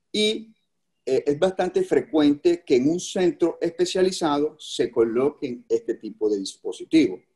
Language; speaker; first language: Spanish; native; Spanish